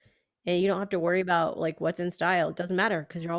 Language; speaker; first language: English; native; English